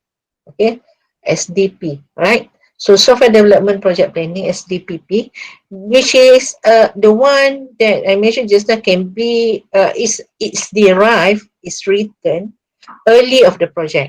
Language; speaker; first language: English; non-native, local second language; Malay